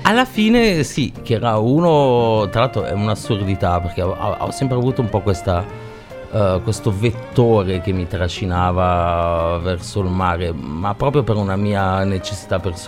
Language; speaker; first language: Italian; native; Italian